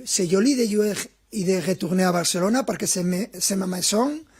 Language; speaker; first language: French; non-native, fluent; Spanish